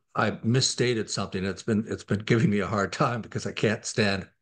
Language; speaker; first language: English; native; English